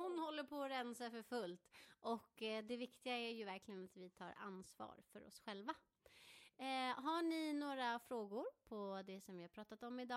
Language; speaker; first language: Swedish; native; Swedish